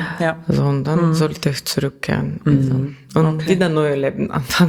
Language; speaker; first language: German; non-native, learner; Russian